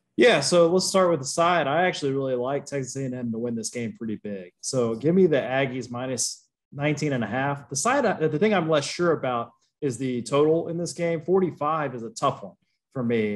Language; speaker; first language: English; native; English